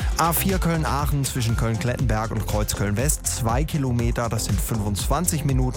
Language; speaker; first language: German; native; German